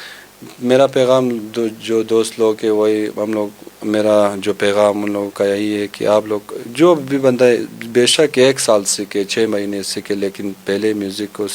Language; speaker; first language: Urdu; non-native, local second language; Hazaragi